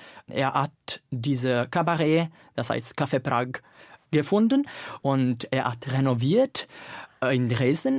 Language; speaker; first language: German; non-native, fluent; Italian